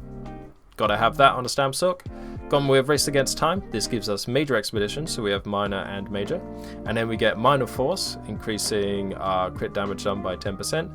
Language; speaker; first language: English; native; English